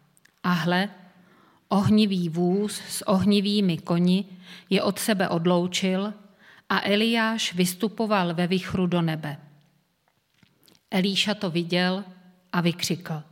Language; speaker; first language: Czech; native; Czech